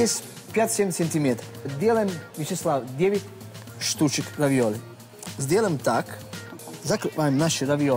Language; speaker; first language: Russian; non-native, fluent; Italian